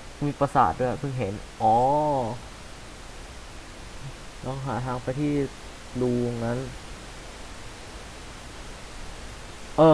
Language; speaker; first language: Thai; native; Thai